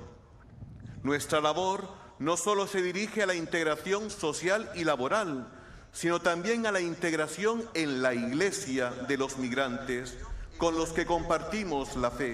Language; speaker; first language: Spanish; native; Spanish